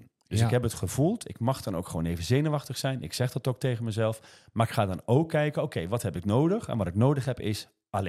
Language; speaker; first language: Dutch; native; Dutch